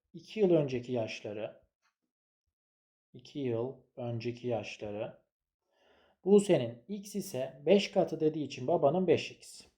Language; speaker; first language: Turkish; native; Turkish